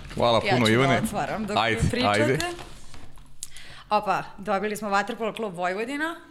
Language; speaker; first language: Serbian; native; Serbian